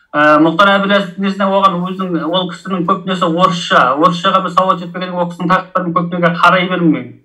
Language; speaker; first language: Kazakh; early bilingual, heritage; Kazakh